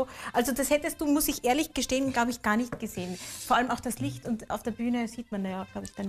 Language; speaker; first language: German; native; German